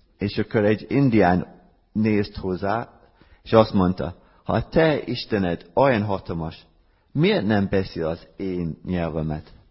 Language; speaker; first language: Hungarian; non-native, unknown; English